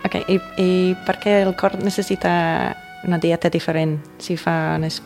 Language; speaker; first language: Catalan; non-native, fluent; English